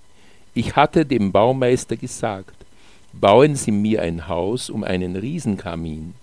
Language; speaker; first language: German; native; German